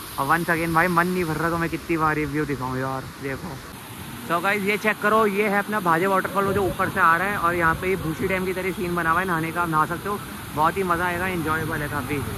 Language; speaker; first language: Hindi; native; Hindi